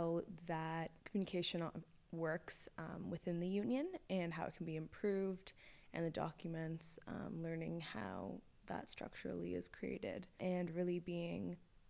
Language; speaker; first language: English; native; English